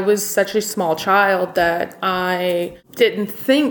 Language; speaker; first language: English; native; English